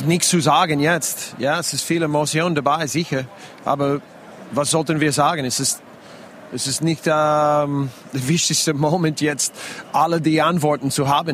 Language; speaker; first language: German; non-native, fluent; English